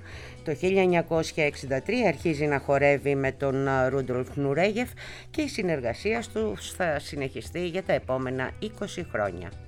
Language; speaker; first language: Greek; native; Greek